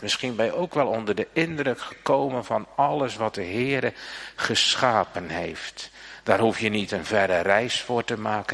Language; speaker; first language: Dutch; native; Dutch